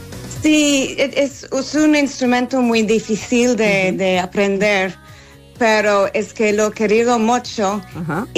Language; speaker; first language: Spanish; non-native, fluent; English